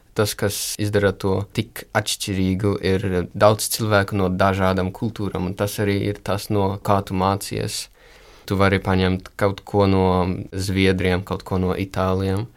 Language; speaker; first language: Latvian; early bilingual, other home language; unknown